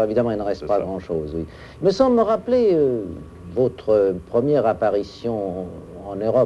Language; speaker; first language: French; native; French